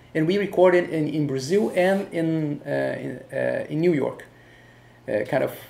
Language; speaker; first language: English; non-native, fluent; Portuguese